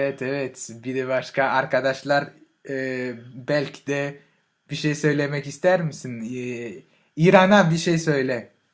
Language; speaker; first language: Turkish; non-native, learner; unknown